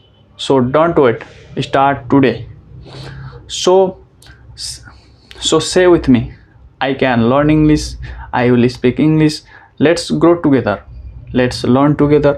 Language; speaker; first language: English; non-native, learner; Nepali